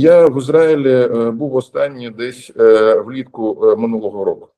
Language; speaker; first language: Ukrainian; non-native, local second language; Russian